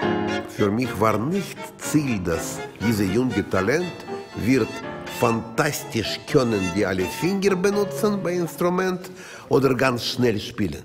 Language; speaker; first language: German; non-native, learner; Russian